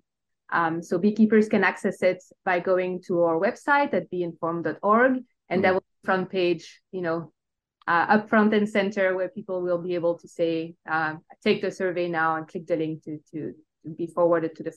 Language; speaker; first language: English; non-native, fluent; French